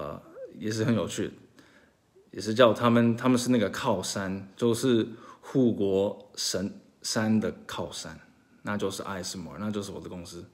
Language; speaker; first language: Chinese; early bilingual, heritage; Chinese